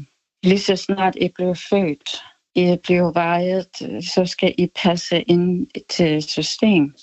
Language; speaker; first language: Danish; non-native, local second language; Kalaallisut